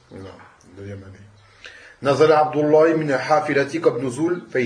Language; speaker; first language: Arabic; non-native, fluent; French